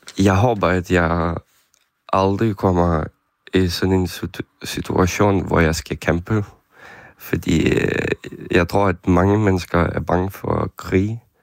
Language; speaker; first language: Danish; non-native, fluent; Ukrainian